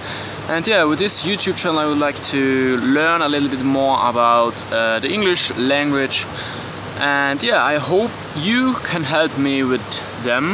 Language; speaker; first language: English; non-native, learner; German